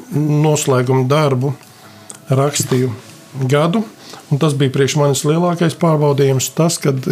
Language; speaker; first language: Latvian; native; Latvian